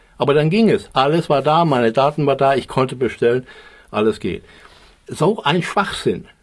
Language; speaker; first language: German; native; German